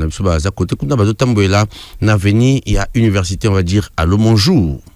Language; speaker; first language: French; non-native, local second language; Lingala